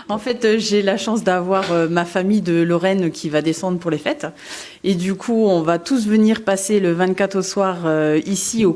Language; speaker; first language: French; native; French